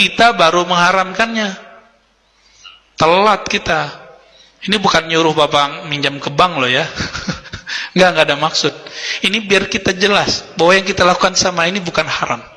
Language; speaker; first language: Indonesian; native; Indonesian